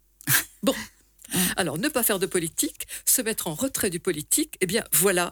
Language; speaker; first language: French; native; French